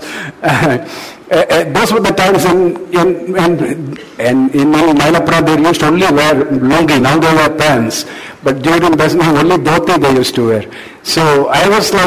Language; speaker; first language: English; non-native, local second language; Malayalam